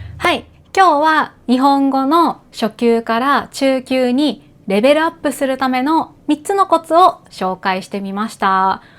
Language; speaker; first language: Japanese; native; Japanese